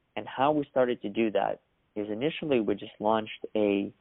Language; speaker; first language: English; early bilingual, other home language; Russian